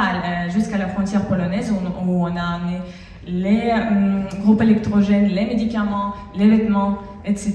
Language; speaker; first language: French; non-native, fluent; Russian